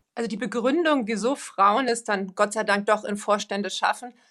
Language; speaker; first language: German; non-native, fluent; Swedish